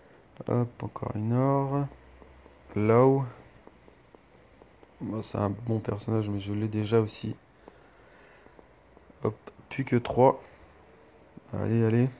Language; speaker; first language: French; native; French